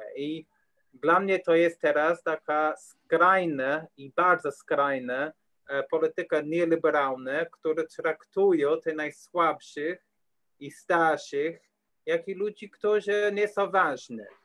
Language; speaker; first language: Polish; non-native, learner; English